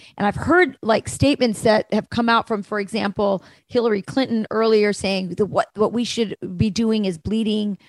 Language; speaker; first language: English; native; English